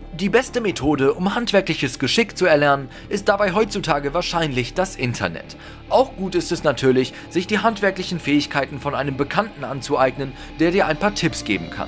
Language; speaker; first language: German; native; German